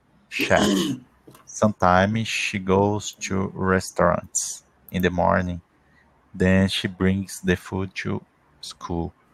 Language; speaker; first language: English; non-native, learner; Portuguese